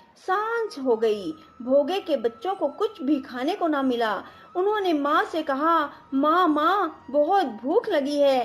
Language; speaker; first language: Hindi; native; Hindi